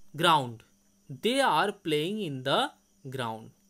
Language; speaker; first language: English; non-native, local second language; Bangla